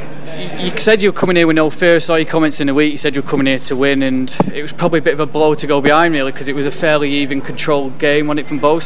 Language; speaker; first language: English; native; English